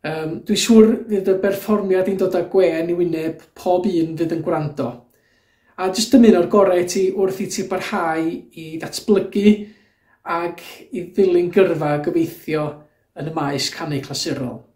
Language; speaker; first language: Welsh; native; Welsh